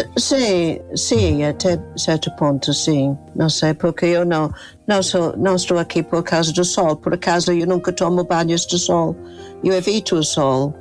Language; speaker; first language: Portuguese; non-native, fluent; English